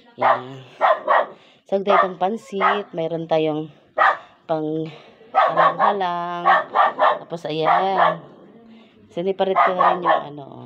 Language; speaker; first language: Filipino; non-native, local second language; Cebuano